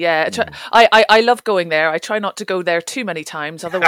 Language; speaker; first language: English; native; English